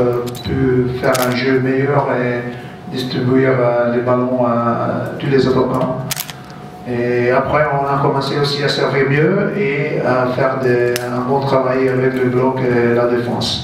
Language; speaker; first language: French; non-native, fluent; Turkish